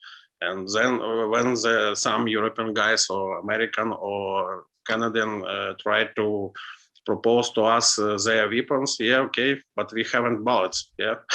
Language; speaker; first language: English; non-native, learner; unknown